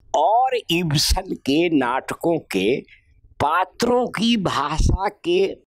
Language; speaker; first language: Hindi; native; Hindi